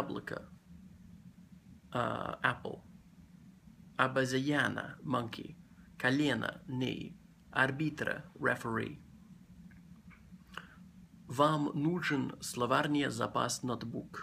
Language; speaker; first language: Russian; non-native, learner; English